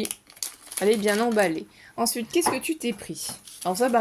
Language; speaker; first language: French; native; French